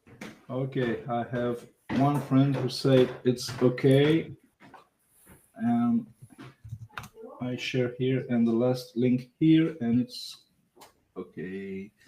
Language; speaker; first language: English; non-native, learner; French